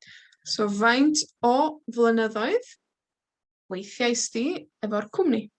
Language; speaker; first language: Welsh; non-native, fluent; Spanish